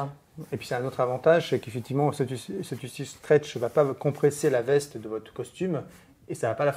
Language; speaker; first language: French; native; French